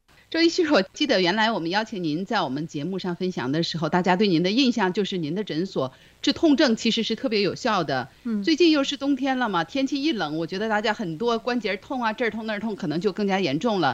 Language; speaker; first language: Chinese; native; Chinese